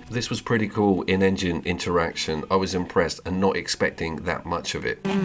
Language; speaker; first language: English; native; English